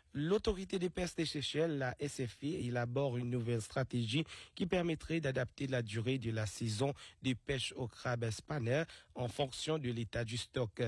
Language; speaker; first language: French; non-native, local second language; Seselwa Creole French